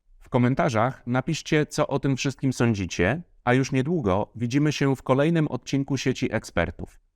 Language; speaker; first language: Polish; native; Polish